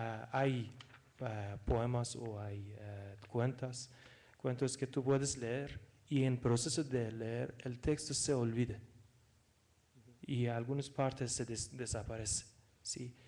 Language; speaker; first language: Spanish; non-native, fluent; Persian